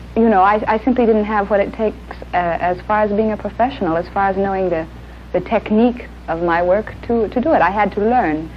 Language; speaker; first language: English; native; English